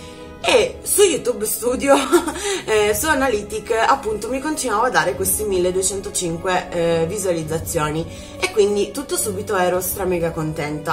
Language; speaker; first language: Italian; native; Italian